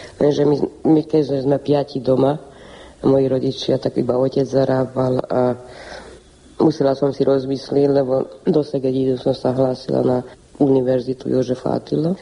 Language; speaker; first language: Slovak; early bilingual, heritage; Slovak